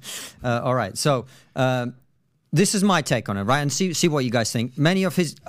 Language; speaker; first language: English; non-native, fluent; Russian